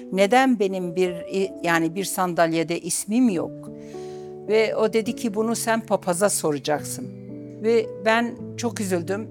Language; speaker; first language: Turkish; non-native, local second language; Arabic